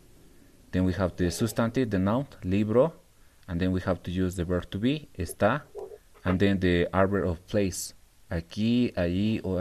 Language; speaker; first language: English; non-native, fluent; Spanish